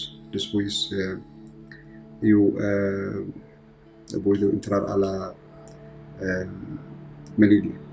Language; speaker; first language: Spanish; non-native, learner; Arabic